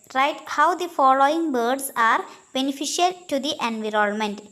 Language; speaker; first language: English; non-native, local second language; Malayalam